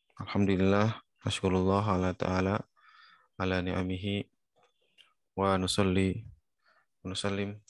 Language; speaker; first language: Arabic; non-native, fluent; Indonesian